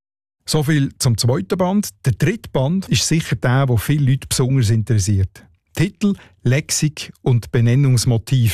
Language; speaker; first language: German; native; German